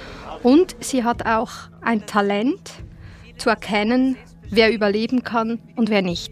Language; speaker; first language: German; native; German